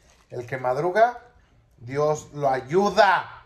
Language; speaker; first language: Spanish; early bilingual, heritage; Spanish